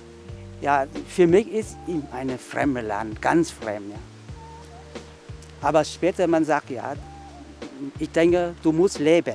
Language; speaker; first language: German; non-native, learner; Vietnamese